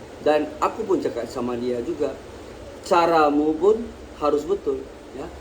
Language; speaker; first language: Malay; native; Malay